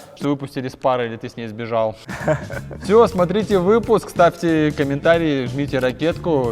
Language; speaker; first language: Russian; native; Russian